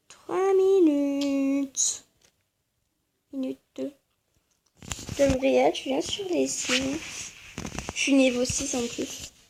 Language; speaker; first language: French; native; French